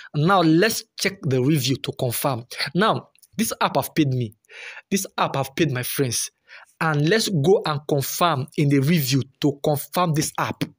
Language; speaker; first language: English; non-native, local second language; Igbo